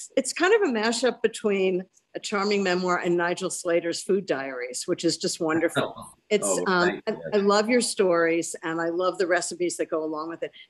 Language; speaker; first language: English; native; English